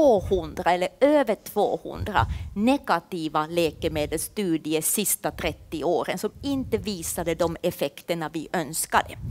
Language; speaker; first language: Swedish; non-native, fluent; Finnish